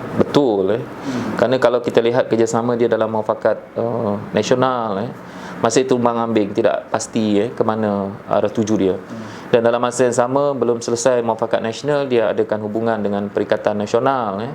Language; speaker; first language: Malay; native; Malay